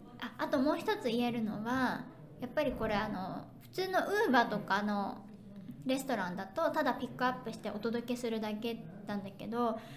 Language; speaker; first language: Japanese; native; Japanese